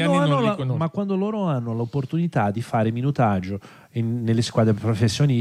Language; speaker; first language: Italian; non-native, fluent; Portuguese